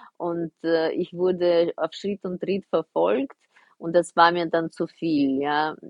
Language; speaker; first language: German; non-native, fluent; Russian